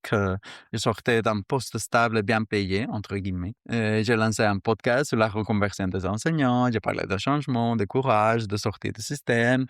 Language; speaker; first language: French; non-native, fluent; Spanish